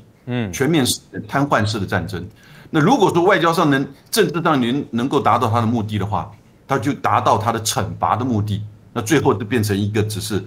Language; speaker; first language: Chinese; native; Chinese